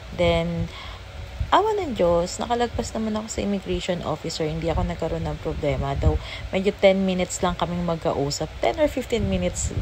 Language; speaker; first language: Filipino; native; Filipino